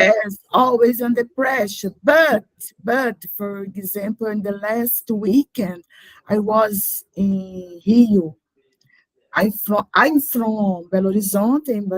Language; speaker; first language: English; non-native, learner; Portuguese